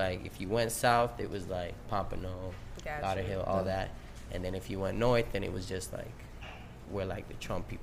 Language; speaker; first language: English; early bilingual, other home language; Spanish